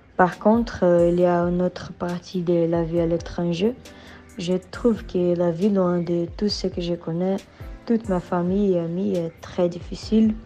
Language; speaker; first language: French; non-native, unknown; Portuguese